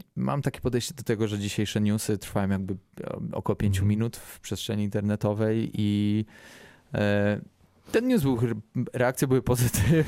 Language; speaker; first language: Polish; native; Polish